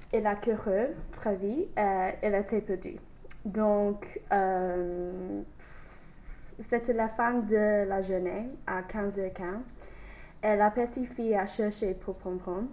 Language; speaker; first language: French; non-native, learner; English